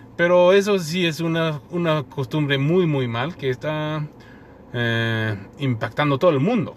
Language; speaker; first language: Spanish; non-native, fluent; English